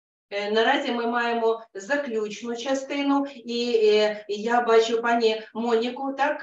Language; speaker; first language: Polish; non-native, learner; Ukrainian